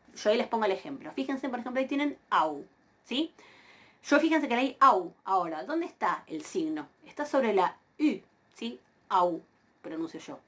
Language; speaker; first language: Spanish; native; Spanish